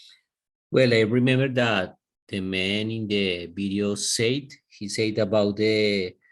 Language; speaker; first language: English; non-native, learner; Spanish